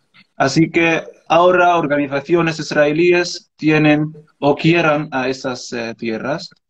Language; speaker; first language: Spanish; non-native, learner; Arabic